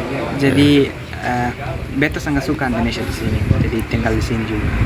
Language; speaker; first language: Indonesian; non-native, learner; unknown